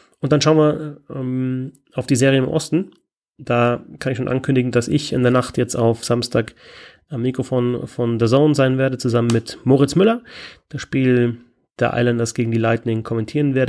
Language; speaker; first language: German; native; German